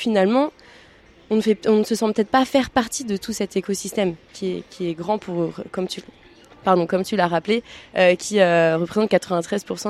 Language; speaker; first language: French; native; French